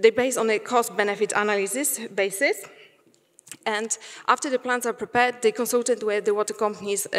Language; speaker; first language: English; non-native, fluent; Polish